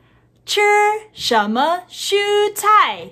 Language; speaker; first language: Chinese; non-native, fluent; English